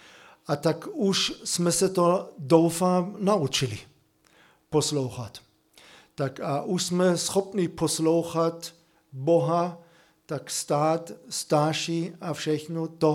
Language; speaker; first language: Czech; non-native, fluent; German